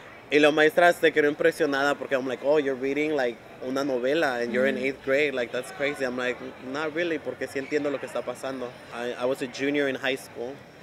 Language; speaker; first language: English; early bilingual, other home language; Spanish